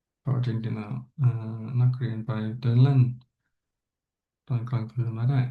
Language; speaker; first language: Thai; non-native, learner; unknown